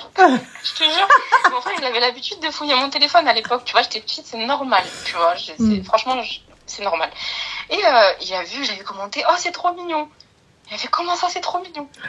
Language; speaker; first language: French; early bilingual, other home language; Arabic